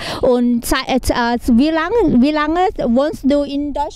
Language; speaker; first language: German; non-native, learner; Thai